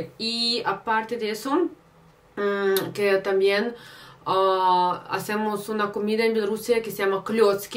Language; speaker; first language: Spanish; non-native, fluent; Russian